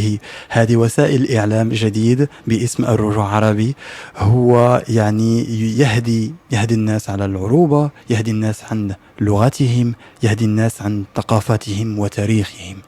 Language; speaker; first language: Arabic; non-native, learner; French